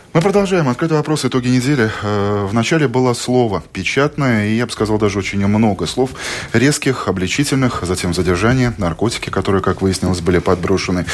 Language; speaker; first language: Russian; native; Russian